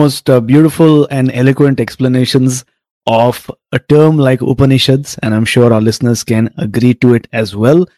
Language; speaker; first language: English; non-native, local second language; Tamil